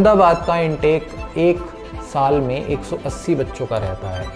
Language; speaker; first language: Hindi; native; Hindi